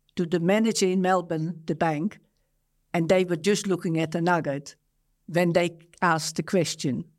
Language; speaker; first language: English; non-native, fluent; Dutch